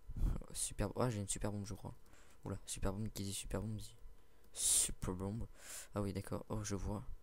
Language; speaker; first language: French; native; French